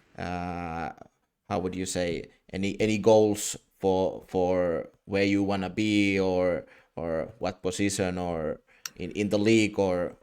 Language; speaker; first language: English; non-native, fluent; Finnish